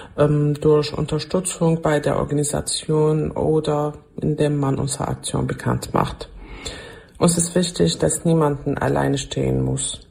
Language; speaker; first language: German; non-native, fluent; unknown